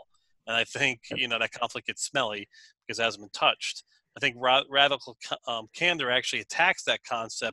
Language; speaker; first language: English; native; English